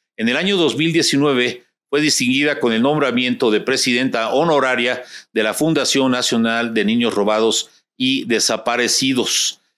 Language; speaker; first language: Spanish; native; Spanish